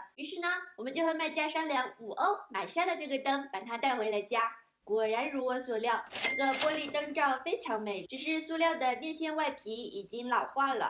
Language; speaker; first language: Chinese; native; Chinese